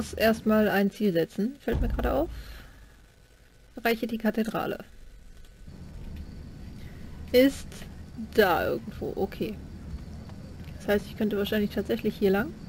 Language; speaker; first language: German; native; German